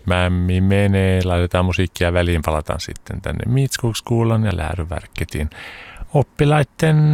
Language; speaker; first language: Finnish; early bilingual, heritage; Finnish